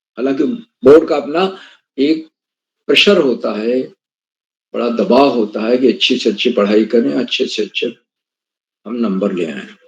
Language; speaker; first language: Hindi; native; Hindi